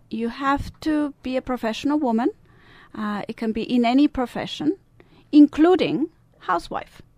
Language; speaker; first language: English; non-native, fluent; Italian